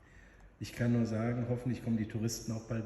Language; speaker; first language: German; native; German